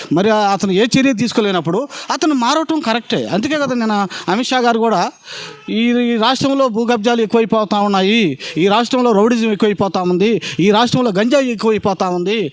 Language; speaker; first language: Telugu; native; Telugu